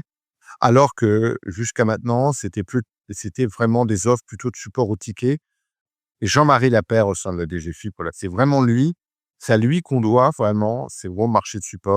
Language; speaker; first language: French; native; French